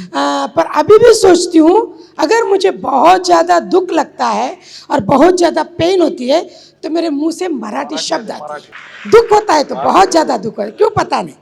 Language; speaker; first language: Hindi; non-native, local second language; Marathi